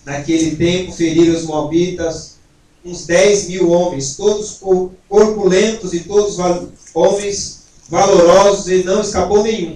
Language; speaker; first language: Portuguese; native; Portuguese